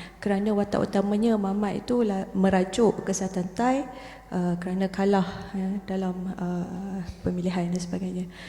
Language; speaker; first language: Malay; native; Malay